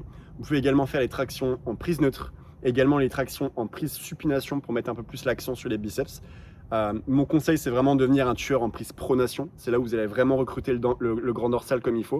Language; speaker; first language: French; native; French